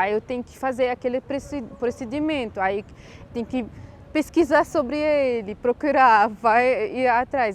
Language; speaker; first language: Portuguese; non-native, fluent; Arabic